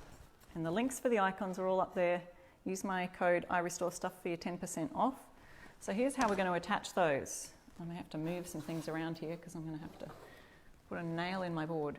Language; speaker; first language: English; native; English